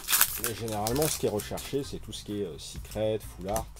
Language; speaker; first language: French; native; French